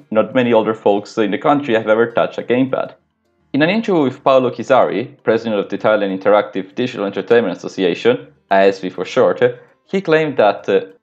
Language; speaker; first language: English; non-native, fluent; Italian